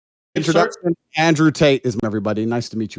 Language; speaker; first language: English; native; English